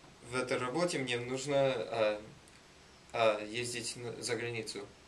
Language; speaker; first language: Russian; non-native, learner; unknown